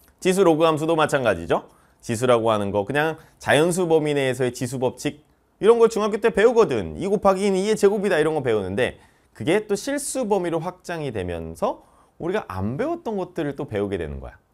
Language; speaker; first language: Korean; native; Korean